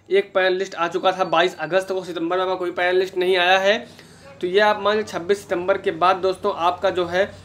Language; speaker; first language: Hindi; native; Hindi